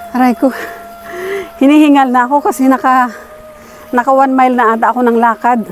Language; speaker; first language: Filipino; non-native, local second language; Bikol